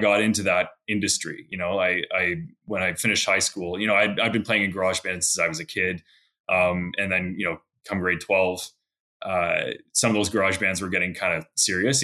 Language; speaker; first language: English; native; English